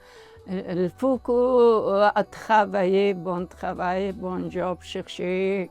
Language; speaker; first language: French; non-native, learner; Persian